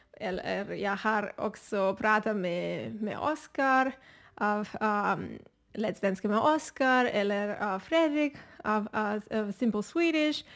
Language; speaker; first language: Swedish; non-native, learner; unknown